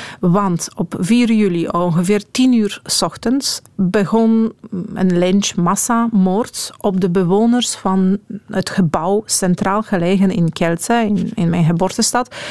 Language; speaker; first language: Dutch; non-native, fluent; Polish